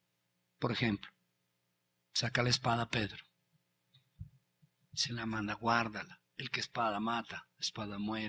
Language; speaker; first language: Spanish; native; Spanish